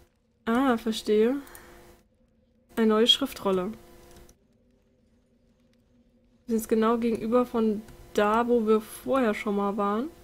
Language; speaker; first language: German; native; German